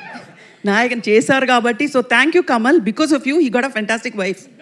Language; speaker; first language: Telugu; non-native, fluent; Tamil